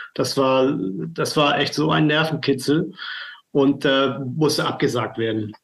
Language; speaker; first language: German; native; German